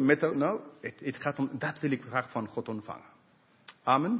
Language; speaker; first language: Dutch; non-native, fluent; English